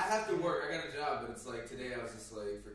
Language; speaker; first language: English; native; English